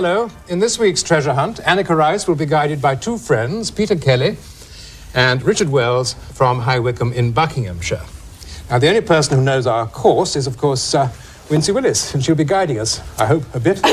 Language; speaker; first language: English; native; English